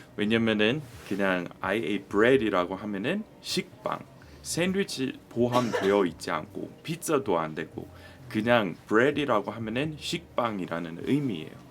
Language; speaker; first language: Korean; non-native, fluent; English